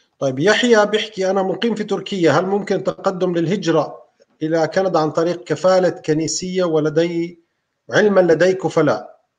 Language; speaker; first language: Arabic; native; Arabic